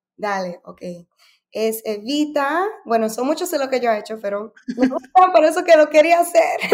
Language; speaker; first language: Spanish; early bilingual, heritage; Spanish